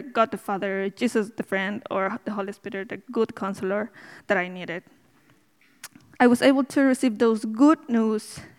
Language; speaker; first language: English; non-native, fluent; Spanish